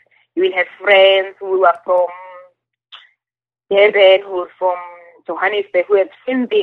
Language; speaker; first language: English; non-native, local second language; Zulu